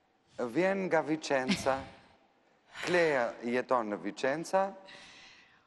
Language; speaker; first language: Albanian; native; Albanian